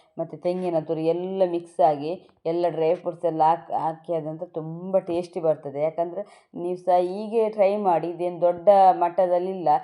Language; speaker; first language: Kannada; non-native, local second language; Tulu